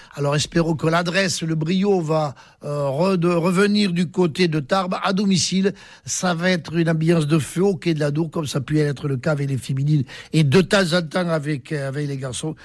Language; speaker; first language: French; native; French